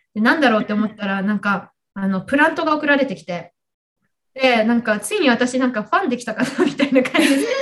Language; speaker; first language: Japanese; native; Japanese